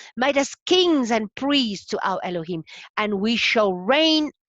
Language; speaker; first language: English; non-native, local second language; Afrikaans